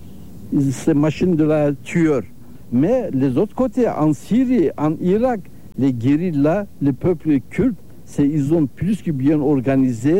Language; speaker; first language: French; non-native, learner; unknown